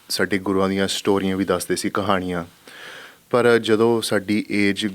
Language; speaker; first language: Punjabi; early bilingual, heritage; Punjabi